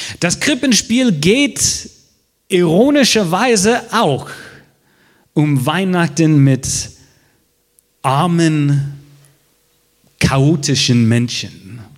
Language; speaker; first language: German; non-native, fluent; English